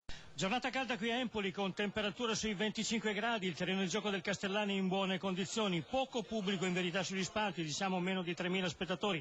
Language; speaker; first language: Italian; native; Italian